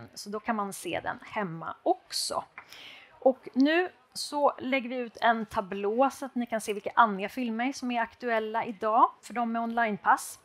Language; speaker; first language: Swedish; native; Swedish